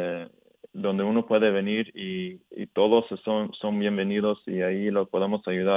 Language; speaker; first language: Spanish; early bilingual, heritage; Spanish